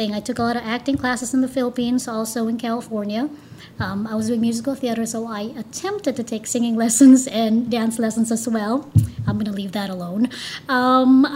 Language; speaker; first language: English; non-native, local second language; Cebuano